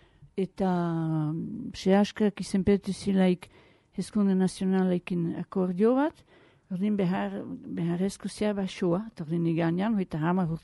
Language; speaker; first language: Basque; native; Basque